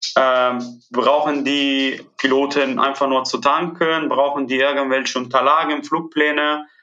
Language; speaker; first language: German; non-native, fluent; Italian